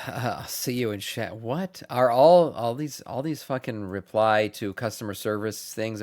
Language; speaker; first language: English; native; English